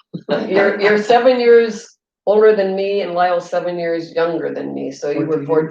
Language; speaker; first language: English; native; English